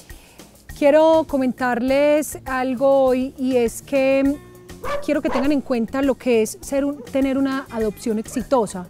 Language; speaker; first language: Spanish; native; Spanish